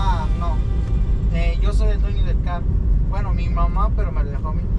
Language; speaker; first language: Spanish; native; Spanish